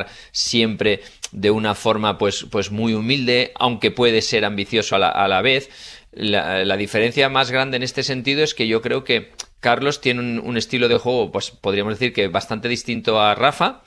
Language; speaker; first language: Spanish; native; Spanish